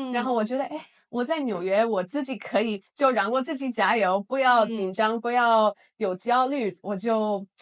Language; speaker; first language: Chinese; non-native, fluent; English